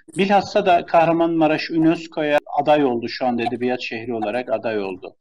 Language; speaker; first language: Turkish; native; Turkish